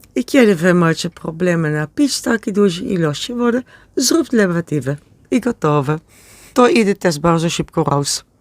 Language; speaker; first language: Polish; non-native, learner; Dutch